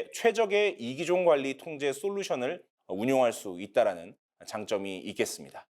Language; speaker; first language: Korean; native; Korean